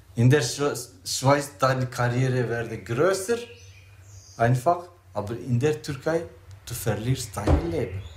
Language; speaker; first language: German; non-native, learner; Kurdish